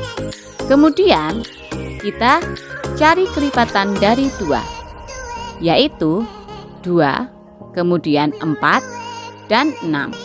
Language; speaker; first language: Indonesian; native; Indonesian